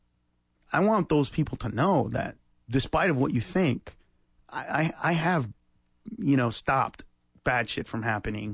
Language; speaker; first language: English; native; English